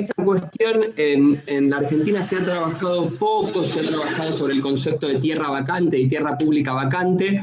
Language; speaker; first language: Spanish; native; Spanish